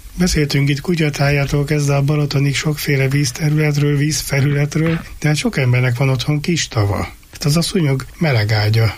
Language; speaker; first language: Hungarian; native; Hungarian